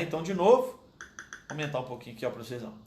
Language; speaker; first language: Portuguese; native; Portuguese